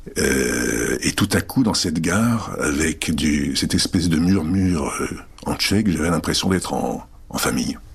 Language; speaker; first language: French; early bilingual, other home language; Czech